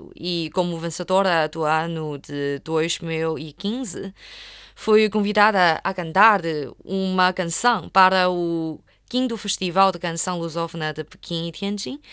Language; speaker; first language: Portuguese; non-native, fluent; Chinese